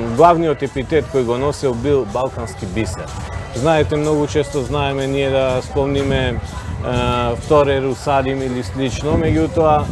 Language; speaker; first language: Macedonian; native; Macedonian